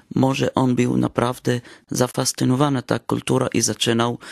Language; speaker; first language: Polish; non-native, learner; Arabic